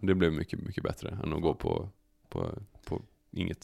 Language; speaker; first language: Swedish; native; Swedish